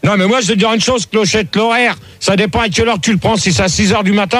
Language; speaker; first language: French; native; French